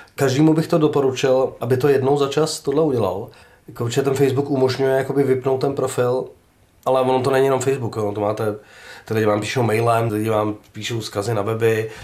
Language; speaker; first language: Czech; native; Czech